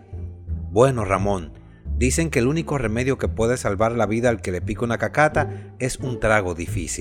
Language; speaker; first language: Spanish; native; Spanish